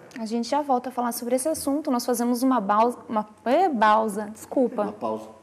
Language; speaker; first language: Portuguese; native; Portuguese